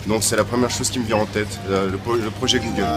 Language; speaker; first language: French; native; French